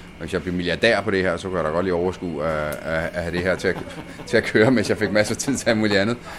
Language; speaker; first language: Danish; early bilingual, other home language; Italian